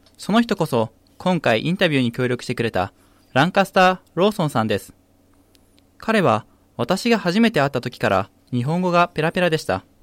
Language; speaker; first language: Japanese; native; Japanese